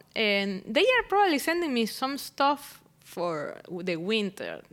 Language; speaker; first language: English; non-native, fluent; Spanish